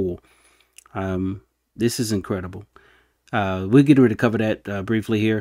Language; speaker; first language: English; native; English